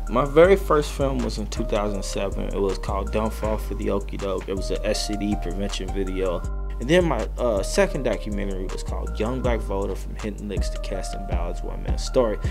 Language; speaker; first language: English; native; English